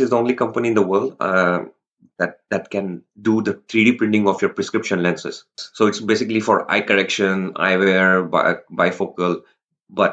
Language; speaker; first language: English; non-native, local second language; Rajasthani